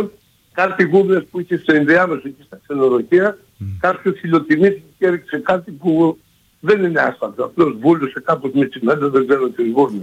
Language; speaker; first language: Greek; native; Greek